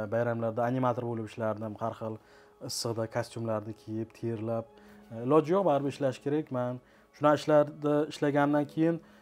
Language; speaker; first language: Uzbek; early bilingual, heritage; Uzbek